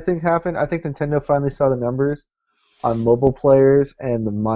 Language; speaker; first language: English; native; English